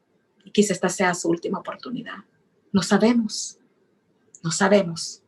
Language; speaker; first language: Spanish; native; Spanish